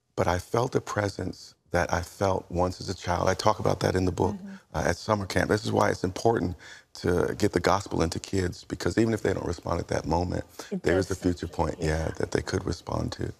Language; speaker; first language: English; native; English